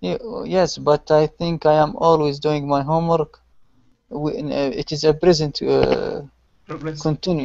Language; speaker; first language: English; non-native, learner; Arabic